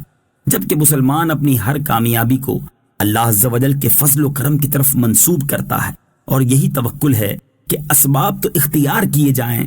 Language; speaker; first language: Urdu; native; Urdu